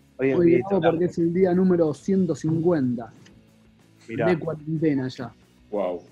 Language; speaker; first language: Spanish; native; Spanish